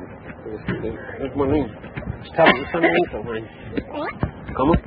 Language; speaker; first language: Portuguese; non-native, learner; English